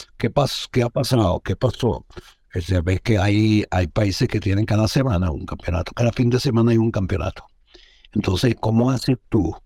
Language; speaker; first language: Spanish; non-native, fluent; Arabic